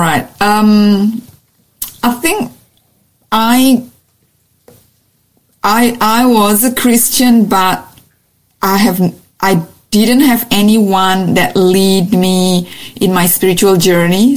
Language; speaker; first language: English; non-native, fluent; Indonesian